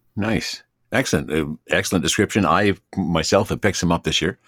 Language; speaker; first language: English; native; English